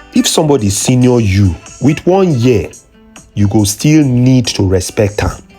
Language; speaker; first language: Nigerian Pidgin; native; Nigerian Pidgin